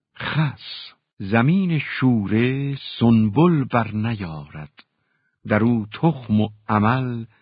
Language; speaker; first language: Persian; native; Persian